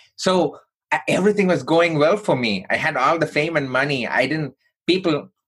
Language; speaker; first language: English; non-native, local second language; Tamil